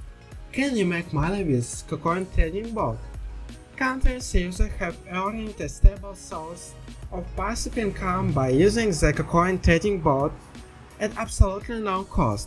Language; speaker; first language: English; non-native, learner; Russian